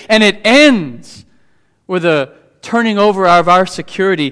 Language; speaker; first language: English; native; English